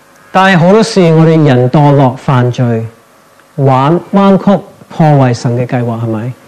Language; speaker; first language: Cantonese; non-native, fluent; English